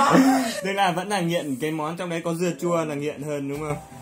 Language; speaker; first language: Vietnamese; native; Vietnamese